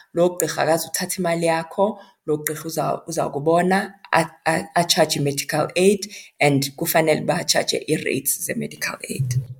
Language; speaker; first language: Xhosa; non-native, local second language; Zulu